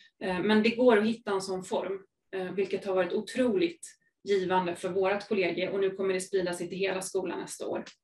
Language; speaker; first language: Swedish; native; Swedish